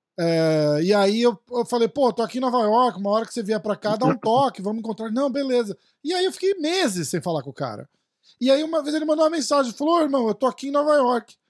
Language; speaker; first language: Portuguese; native; Portuguese